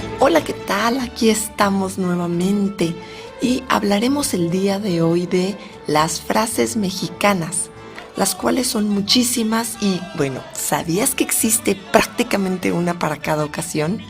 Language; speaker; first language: Spanish; native; Spanish